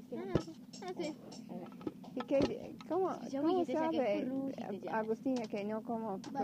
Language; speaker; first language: Spanish; non-native, learner; English